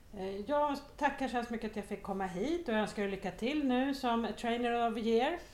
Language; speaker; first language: Swedish; native; Swedish